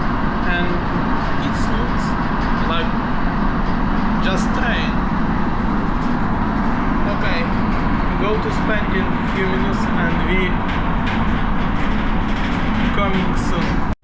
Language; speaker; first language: English; non-native, learner; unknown